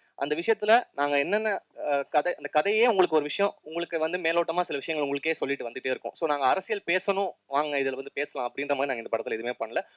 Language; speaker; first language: Tamil; native; Tamil